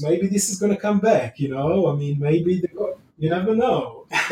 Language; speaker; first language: English; non-native, fluent; Hebrew